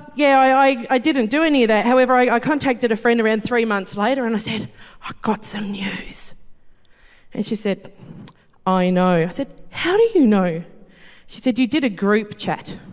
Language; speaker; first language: English; native; English